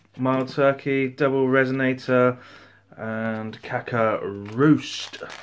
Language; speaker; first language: English; native; English